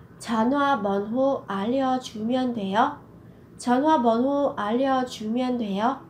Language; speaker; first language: Korean; non-native, fluent; Vietnamese